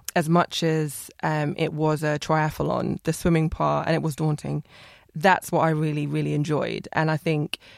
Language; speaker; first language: English; native; English